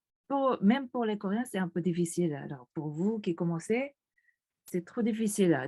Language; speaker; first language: French; non-native, fluent; Korean